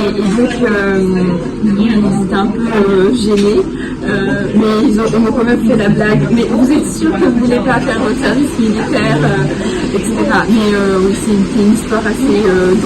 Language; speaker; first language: French; early bilingual, heritage; French